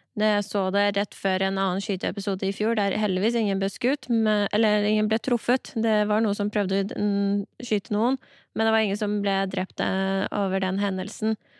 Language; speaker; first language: Norwegian; early bilingual, other home language; Persian